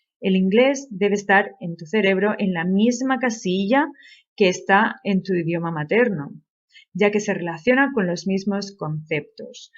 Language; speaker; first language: Spanish; native; Spanish